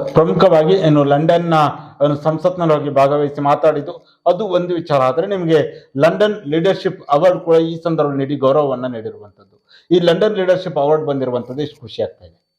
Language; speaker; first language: Kannada; native; Kannada